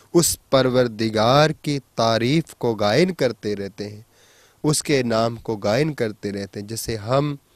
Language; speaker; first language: Hindi; non-native, local second language; Punjabi